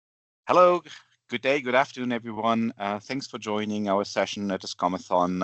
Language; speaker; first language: English; non-native, fluent; German